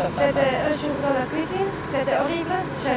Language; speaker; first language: French; non-native, learner; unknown